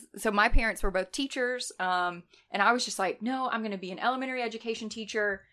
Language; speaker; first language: English; native; English